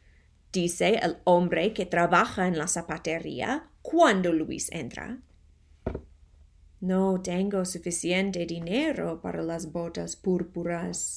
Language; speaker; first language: Spanish; non-native, fluent; English